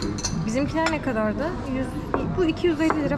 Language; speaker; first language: Turkish; native; Turkish